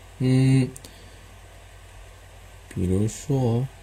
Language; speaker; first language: Chinese; non-native, learner; Korean